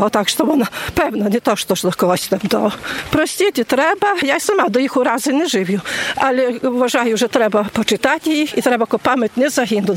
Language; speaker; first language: Polish; non-native, local second language; Ukrainian